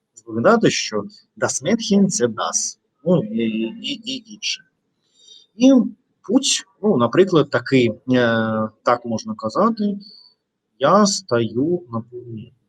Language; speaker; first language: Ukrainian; non-native, local second language; Russian